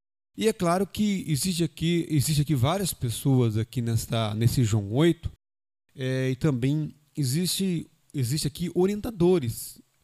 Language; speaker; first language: Portuguese; native; Portuguese